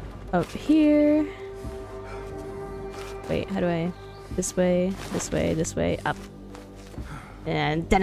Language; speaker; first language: English; native; English